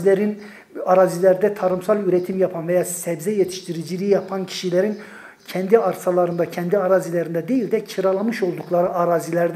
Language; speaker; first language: Turkish; native; Turkish